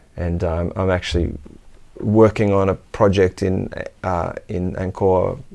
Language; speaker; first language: English; native; English